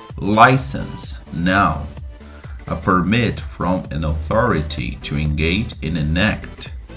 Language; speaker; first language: English; non-native, fluent; Portuguese